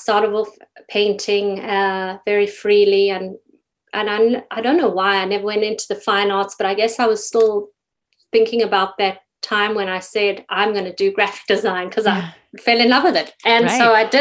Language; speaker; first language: English; native; English